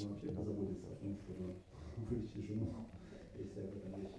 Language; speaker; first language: Russian; native; Russian